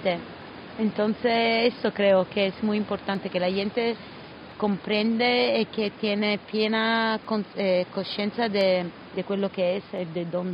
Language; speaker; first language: Spanish; non-native, learner; Italian